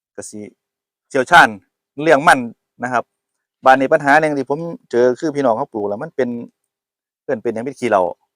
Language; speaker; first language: Thai; native; Thai